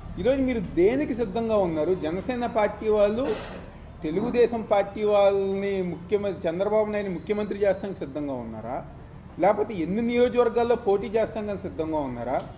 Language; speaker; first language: Telugu; native; Telugu